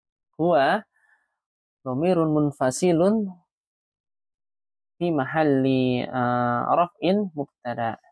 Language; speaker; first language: Arabic; non-native, fluent; Indonesian